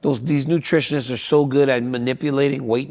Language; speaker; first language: English; native; English